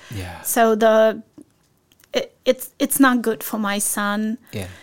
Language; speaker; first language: English; non-native, fluent; Ukrainian